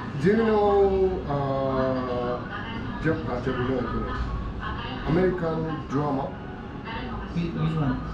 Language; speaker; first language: Japanese; non-native, learner; Nepali